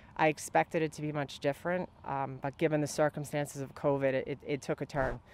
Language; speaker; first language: English; native; English